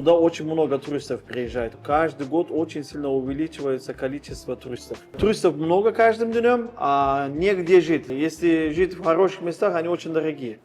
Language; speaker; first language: Russian; non-native, fluent; Turkish